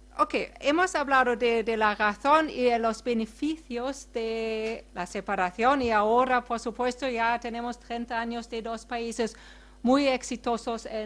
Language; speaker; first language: Spanish; non-native, fluent; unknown